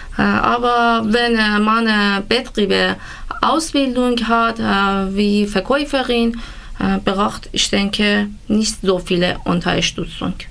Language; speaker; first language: German; non-native, learner; Persian